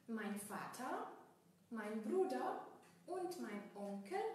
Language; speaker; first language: German; non-native, fluent; Bulgarian